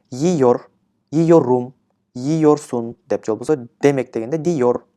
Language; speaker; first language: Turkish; non-native, fluent; Kyrgyz